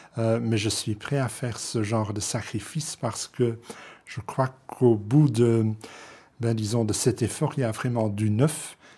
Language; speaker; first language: French; non-native, local second language; Dutch